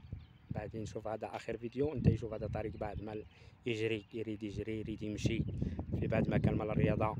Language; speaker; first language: Arabic; non-native, learner; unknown